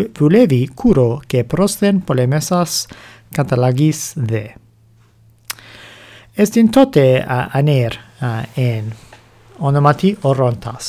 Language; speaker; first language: Greek; non-native, fluent; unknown